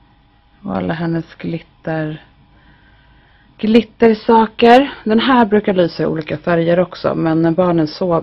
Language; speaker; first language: Swedish; native; Swedish